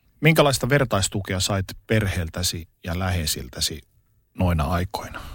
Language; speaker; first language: Finnish; native; Finnish